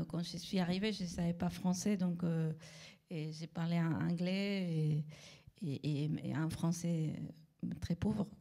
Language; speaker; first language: French; non-native, fluent; Spanish